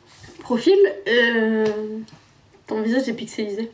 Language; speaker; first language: French; non-native, local second language; Arabic